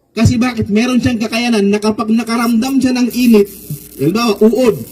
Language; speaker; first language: Filipino; non-native, local second language; Waray